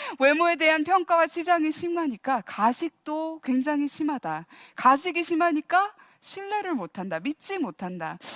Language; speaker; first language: Korean; early bilingual, heritage; Korean